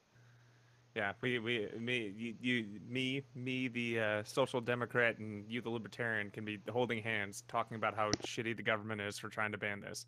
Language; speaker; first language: English; native; English